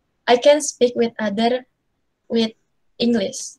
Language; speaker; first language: English; non-native, learner; Indonesian